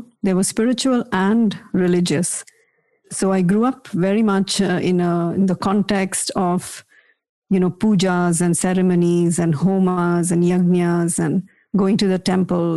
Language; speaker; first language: English; non-native, local second language; Kannada